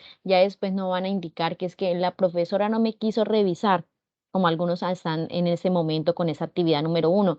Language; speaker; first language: Spanish; native; Spanish